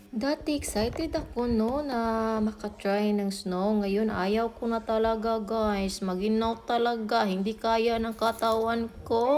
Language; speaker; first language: Filipino; non-native, local second language; Cebuano